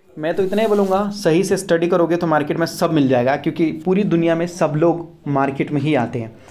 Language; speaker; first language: Hindi; native; Hindi